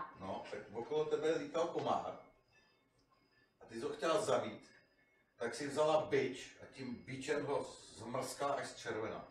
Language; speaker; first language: Czech; native; Czech